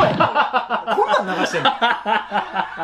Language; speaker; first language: Japanese; native; Japanese